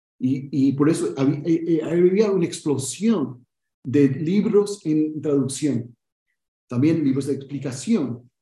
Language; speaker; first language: Spanish; early bilingual, heritage; Spanish